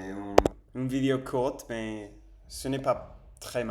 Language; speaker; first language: French; non-native, fluent; Spanish